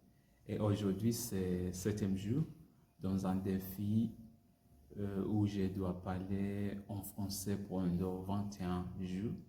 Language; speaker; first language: French; non-native, learner; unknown